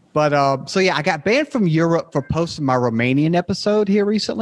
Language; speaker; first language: English; native; English